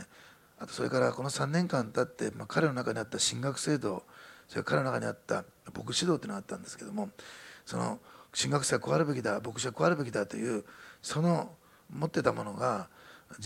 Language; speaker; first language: Japanese; native; Japanese